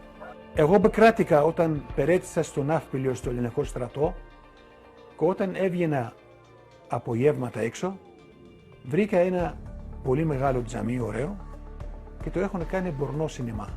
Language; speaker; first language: Greek; non-native, local second language; Turkish